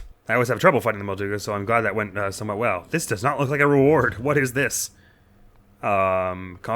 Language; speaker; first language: English; native; English